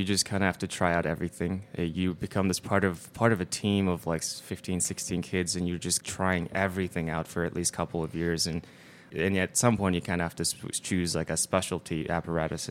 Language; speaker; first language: English; non-native, fluent; Mongolian